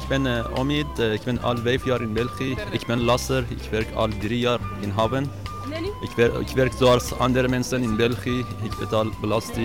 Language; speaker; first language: Dutch; non-native, learner; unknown